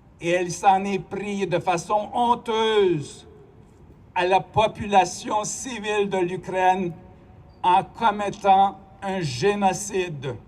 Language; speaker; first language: French; non-native, local second language; Ukrainian